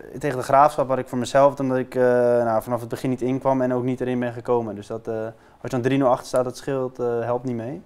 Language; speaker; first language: Dutch; native; Dutch